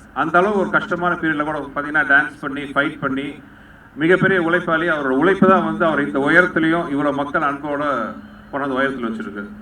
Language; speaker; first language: Tamil; native; Tamil